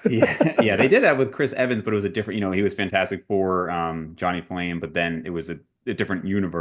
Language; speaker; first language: English; native; English